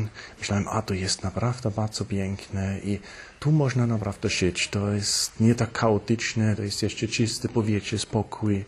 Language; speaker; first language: Polish; non-native, fluent; German